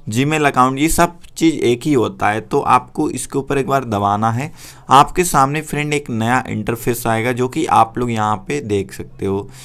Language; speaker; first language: Hindi; native; Hindi